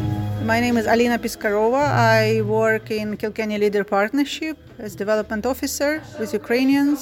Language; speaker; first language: English; non-native, fluent; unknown